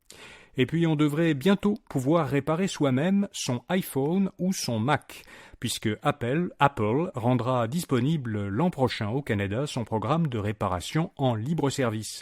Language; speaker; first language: French; native; French